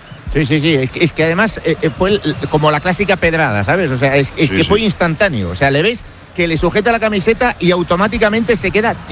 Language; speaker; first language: Spanish; native; Spanish